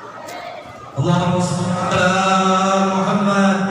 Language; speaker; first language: Indonesian; native; Indonesian